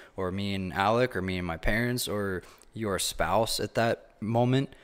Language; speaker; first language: English; native; English